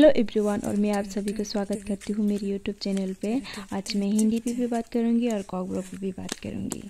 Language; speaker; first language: Hindi; non-native, local second language; Kok Borok